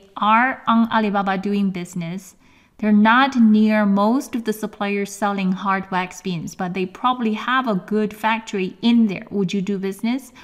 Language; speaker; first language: English; non-native, fluent; Chinese